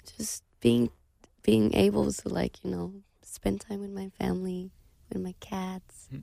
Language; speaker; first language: English; non-native, fluent; Thai